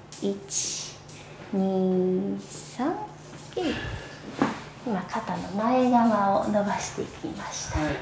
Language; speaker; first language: Japanese; native; Japanese